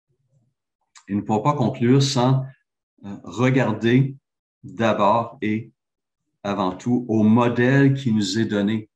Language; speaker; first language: French; native; French